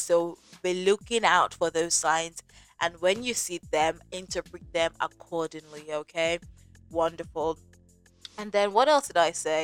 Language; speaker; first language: English; non-native, local second language; Yoruba